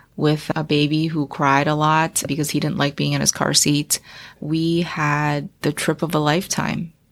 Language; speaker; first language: English; early bilingual, other home language; Chinese